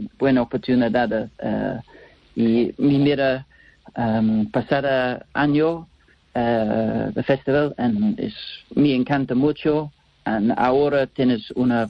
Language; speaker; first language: Spanish; non-native, learner; English